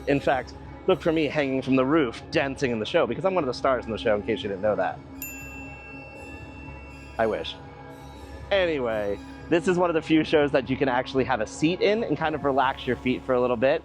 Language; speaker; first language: English; native; English